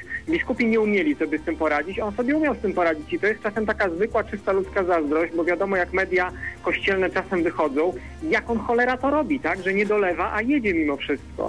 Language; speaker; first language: Polish; native; Polish